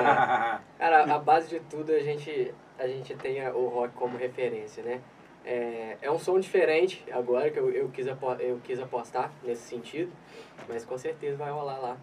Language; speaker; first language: Portuguese; native; Portuguese